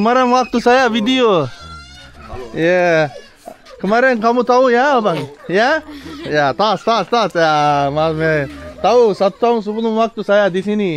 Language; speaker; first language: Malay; non-native, learner; Turkish